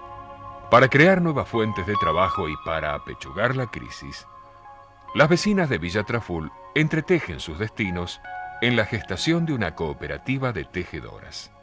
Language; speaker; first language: Spanish; native; Spanish